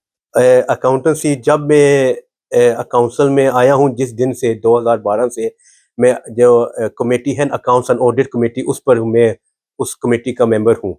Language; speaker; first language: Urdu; early bilingual, heritage; Urdu